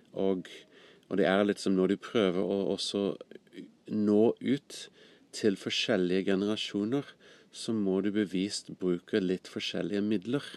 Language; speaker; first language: Norwegian; non-native, fluent; English